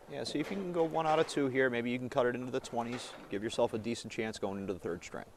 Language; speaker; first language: English; native; English